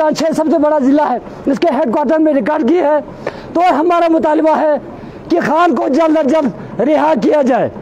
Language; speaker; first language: Urdu; non-native, local second language; Balti